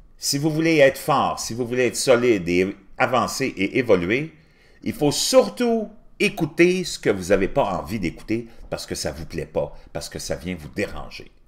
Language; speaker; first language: French; native; French